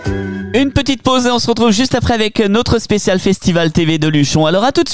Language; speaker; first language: French; native; French